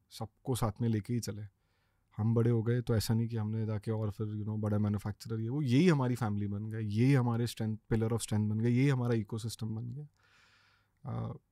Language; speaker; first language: Hindi; native; Hindi